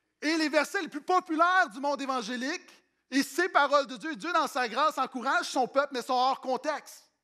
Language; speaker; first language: French; native; French